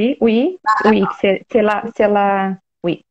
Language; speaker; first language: French; non-native, learner; Portuguese